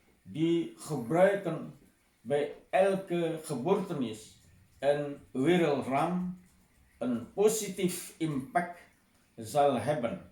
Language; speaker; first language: Dutch; non-native, fluent; Indonesian